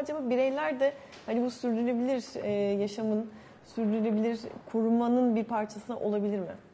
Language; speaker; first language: Turkish; native; Turkish